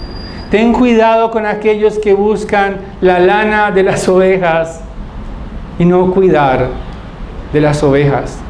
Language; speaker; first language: Spanish; native; Spanish